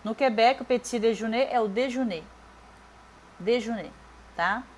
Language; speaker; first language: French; non-native, fluent; Portuguese